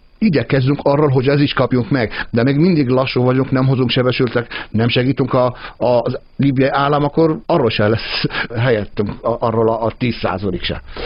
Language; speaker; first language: Hungarian; non-native, fluent; Arabic